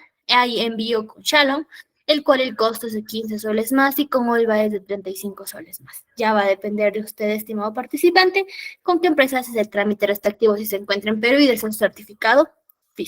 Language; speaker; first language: Spanish; native; Spanish